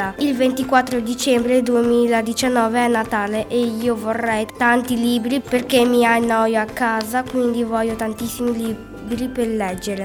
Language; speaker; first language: Italian; early bilingual, other home language; Chinese